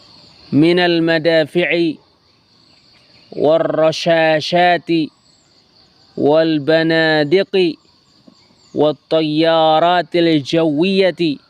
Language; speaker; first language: Arabic; non-native, fluent; Indonesian